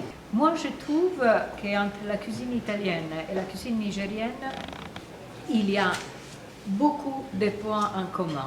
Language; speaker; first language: French; non-native, fluent; Italian